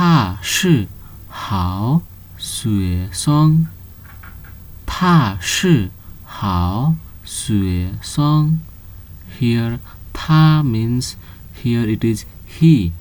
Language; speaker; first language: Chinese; non-native, fluent; Nepali